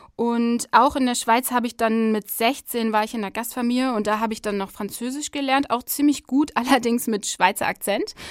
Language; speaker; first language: German; native; German